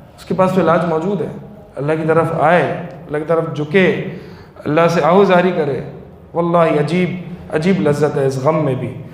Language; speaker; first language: Urdu; native; Urdu